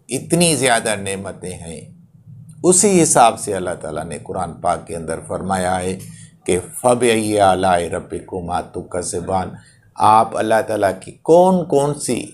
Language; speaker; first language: Urdu; non-native, local second language; Sindhi